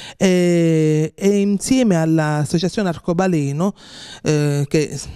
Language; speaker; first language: Italian; native; Italian